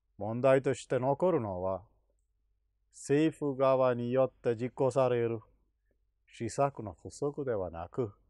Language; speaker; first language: Japanese; non-native, fluent; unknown